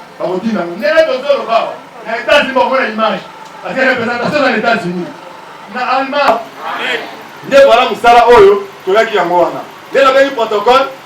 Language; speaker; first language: Lingala; native; Lingala